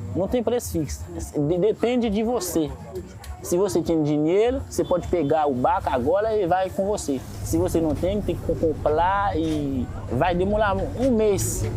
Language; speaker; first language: Portuguese; non-native, learner; Haitian Creole